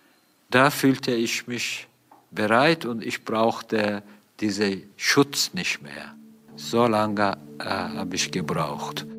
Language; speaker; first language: German; non-native, fluent; Turkish